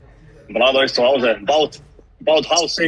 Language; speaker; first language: German; non-native, fluent; Finnish